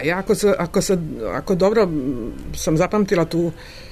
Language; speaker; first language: Serbian; native; Serbian